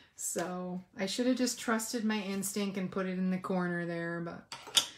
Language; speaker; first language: English; native; English